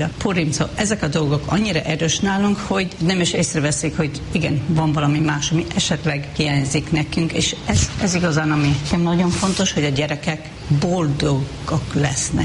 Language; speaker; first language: Hungarian; non-native, fluent; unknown